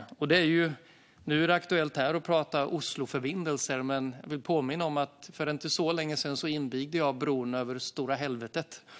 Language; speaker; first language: Swedish; native; Swedish